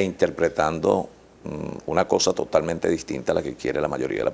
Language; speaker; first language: Spanish; native; Spanish